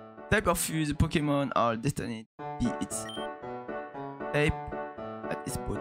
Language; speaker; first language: English; non-native, learner; French